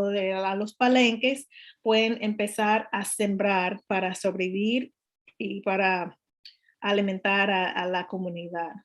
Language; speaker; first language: Spanish; non-native, learner; English